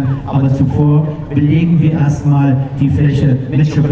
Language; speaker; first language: German; native; German